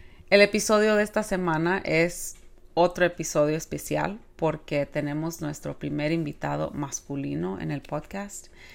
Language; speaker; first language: Spanish; early bilingual, heritage; Spanish